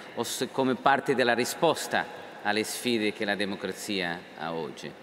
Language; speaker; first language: Italian; non-native, fluent; Portuguese